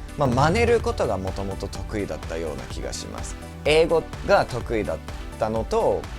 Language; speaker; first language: Japanese; non-native, fluent; English